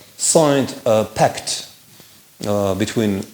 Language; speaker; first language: English; non-native, fluent; Armenian